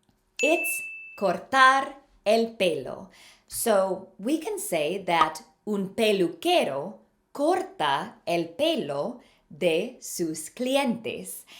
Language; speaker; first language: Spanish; non-native, fluent; English